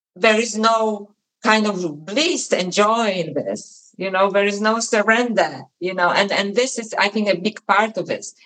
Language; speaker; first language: English; non-native, fluent; Polish